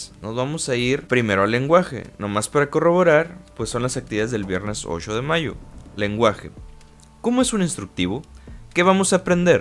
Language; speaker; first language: Spanish; native; Spanish